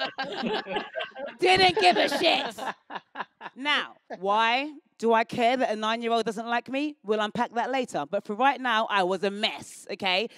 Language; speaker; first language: English; native; English